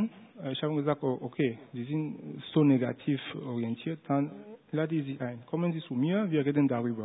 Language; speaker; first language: German; non-native, fluent; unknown